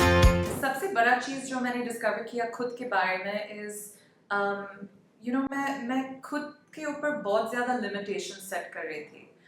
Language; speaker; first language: Hindi; non-native, local second language; English